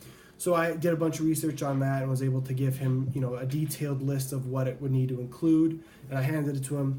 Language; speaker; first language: English; native; English